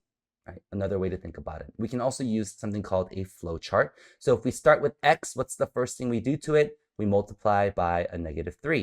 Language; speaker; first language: English; native; English